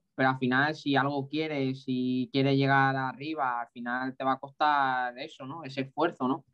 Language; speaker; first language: Spanish; native; Spanish